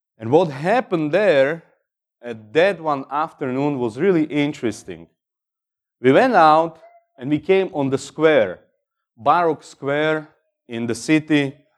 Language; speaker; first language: English; non-native, fluent; Slovak